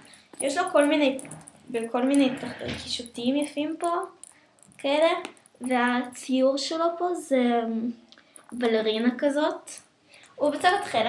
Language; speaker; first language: Hebrew; native; Hebrew